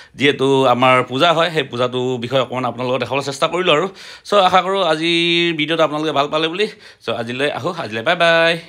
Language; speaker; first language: Assamese; non-native, local second language; Mising